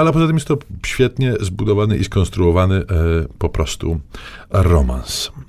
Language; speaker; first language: Polish; native; Polish